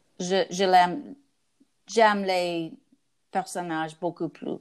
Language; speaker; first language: French; non-native, learner; English